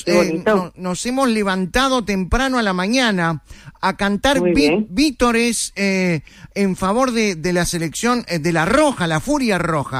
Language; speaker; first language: Spanish; native; Spanish